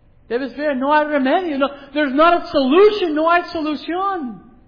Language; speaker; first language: Spanish; non-native, learner; English